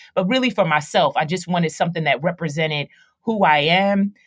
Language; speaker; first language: English; native; English